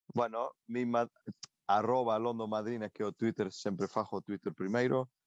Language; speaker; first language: Galician; non-native, local second language; Spanish